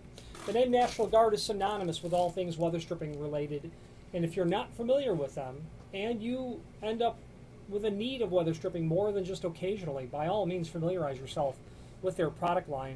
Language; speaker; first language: English; native; English